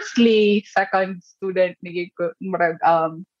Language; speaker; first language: English; non-native, local second language; Cebuano